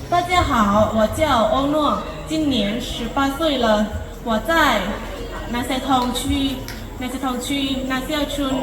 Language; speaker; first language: Chinese; non-native, learner; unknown